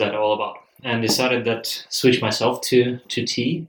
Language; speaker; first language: English; non-native, fluent; Russian